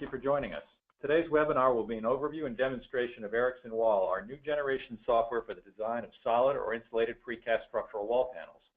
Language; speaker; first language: English; native; English